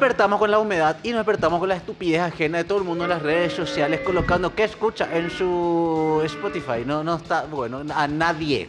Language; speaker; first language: Spanish; native; Spanish